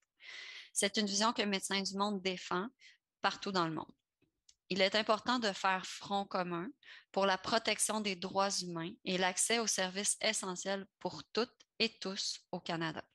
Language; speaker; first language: French; native; French